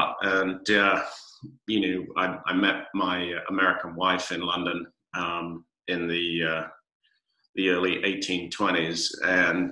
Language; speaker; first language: English; native; English